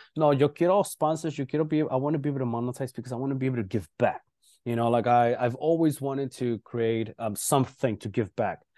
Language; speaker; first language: English; early bilingual, other home language; Spanish